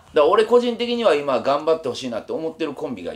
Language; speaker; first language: Japanese; native; Japanese